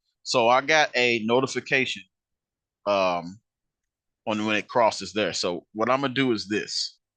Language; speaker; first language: English; native; English